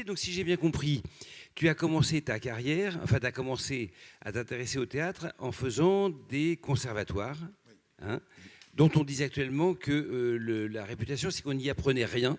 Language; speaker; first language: French; native; French